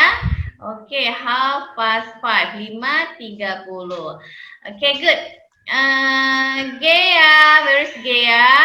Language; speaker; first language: English; non-native, fluent; Indonesian